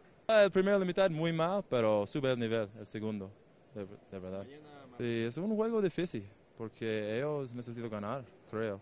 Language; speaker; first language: Spanish; non-native, learner; English